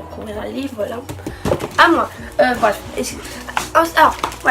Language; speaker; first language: French; native; French